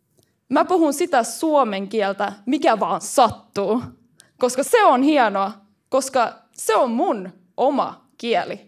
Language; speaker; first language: Finnish; early bilingual, heritage; Finnish